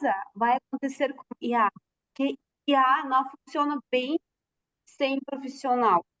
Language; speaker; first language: Portuguese; non-native, fluent; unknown